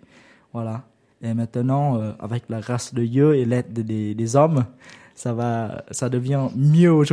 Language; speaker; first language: French; non-native, learner; Vietnamese